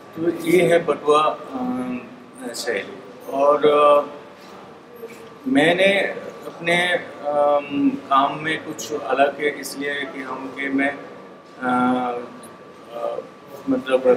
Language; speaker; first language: Hindi; non-native, local second language; Bangla